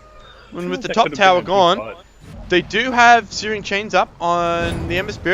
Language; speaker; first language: English; native; English